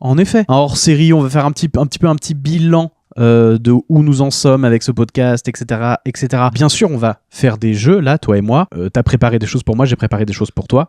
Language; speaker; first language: French; native; French